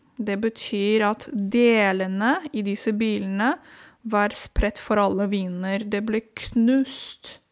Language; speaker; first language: Norwegian; non-native, fluent; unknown